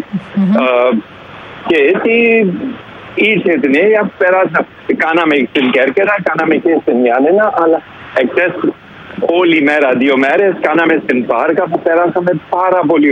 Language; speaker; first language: Greek; non-native, learner; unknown